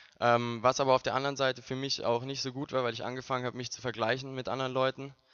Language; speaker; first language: German; native; German